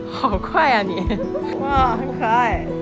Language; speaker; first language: Chinese; early bilingual, heritage; Chinese